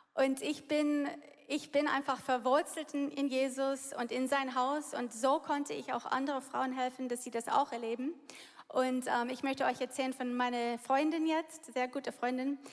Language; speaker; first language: German; non-native, fluent; English